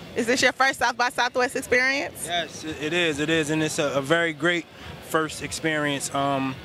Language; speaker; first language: English; native; English